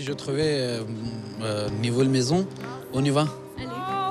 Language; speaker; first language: French; non-native, learner; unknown